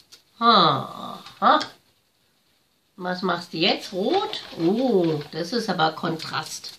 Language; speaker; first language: German; native; German